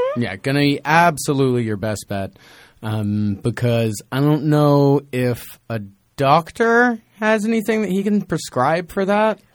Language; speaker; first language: English; native; English